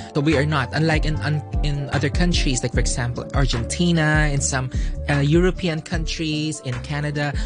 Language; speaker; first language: English; non-native, local second language; Filipino